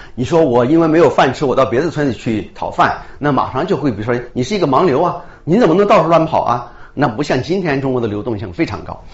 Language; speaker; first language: Chinese; native; Chinese